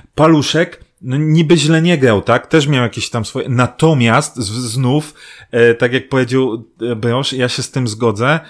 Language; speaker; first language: Polish; native; Polish